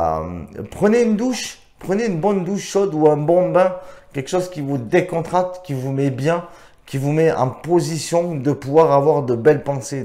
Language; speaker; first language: French; native; French